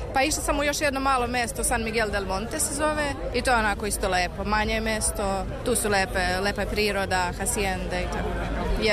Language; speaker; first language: Serbian; native; Serbian